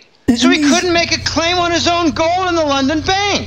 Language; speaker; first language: English; native; English